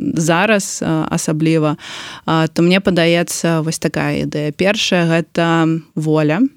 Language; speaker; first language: Belarusian; non-native, local second language; Russian